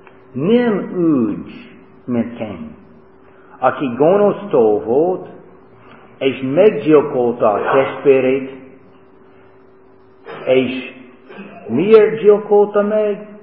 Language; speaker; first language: Hungarian; non-native, fluent; English